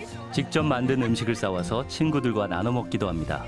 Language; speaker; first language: Korean; native; Korean